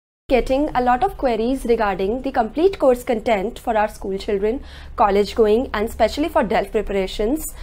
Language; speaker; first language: English; non-native, local second language; Hindi